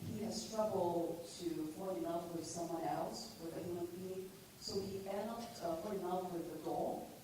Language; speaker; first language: English; non-native, local second language; Chinese